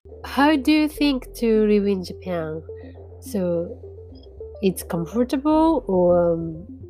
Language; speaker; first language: English; non-native, learner; Japanese